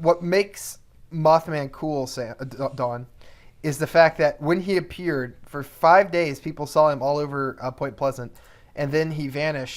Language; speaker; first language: English; native; English